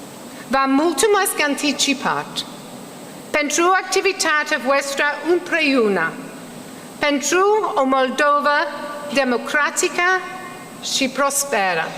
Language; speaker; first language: Romanian; non-native, learner; English